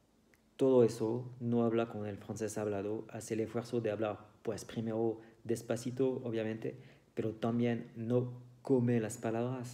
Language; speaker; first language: Spanish; non-native, fluent; French